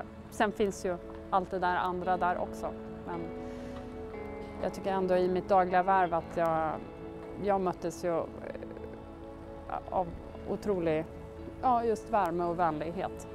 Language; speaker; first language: Swedish; native; Swedish